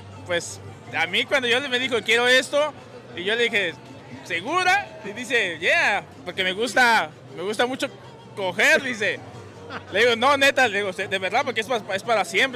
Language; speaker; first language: Spanish; native; Spanish